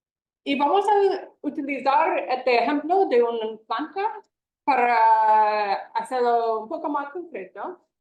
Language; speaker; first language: Spanish; non-native, fluent; English